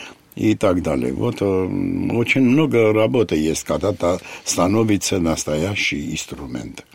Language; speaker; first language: Russian; non-native, fluent; Armenian